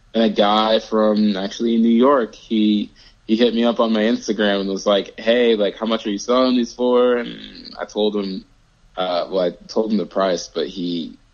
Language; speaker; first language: English; native; English